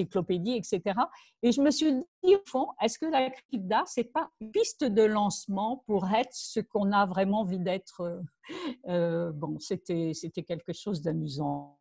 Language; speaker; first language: French; native; French